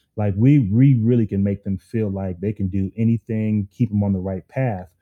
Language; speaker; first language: English; native; English